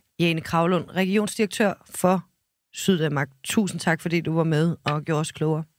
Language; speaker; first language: Danish; native; Danish